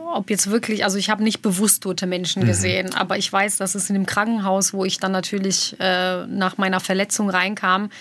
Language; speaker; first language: German; early bilingual, other home language; Bosnian